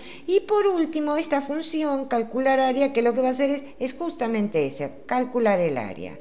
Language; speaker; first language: Spanish; native; Spanish